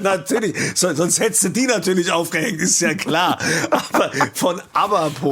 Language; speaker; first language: German; native; German